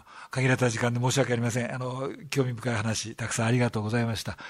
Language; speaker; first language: Japanese; native; Japanese